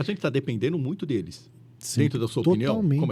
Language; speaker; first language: Portuguese; native; Portuguese